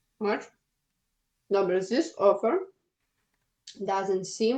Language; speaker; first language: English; non-native, learner; Ukrainian